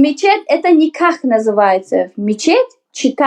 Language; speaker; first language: Russian; non-native, learner; Uzbek